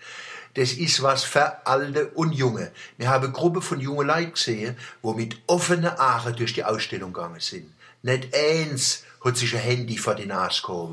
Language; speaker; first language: German; native; German